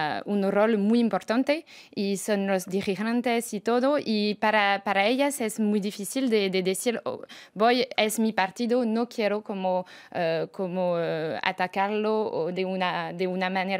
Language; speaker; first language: Spanish; non-native, fluent; French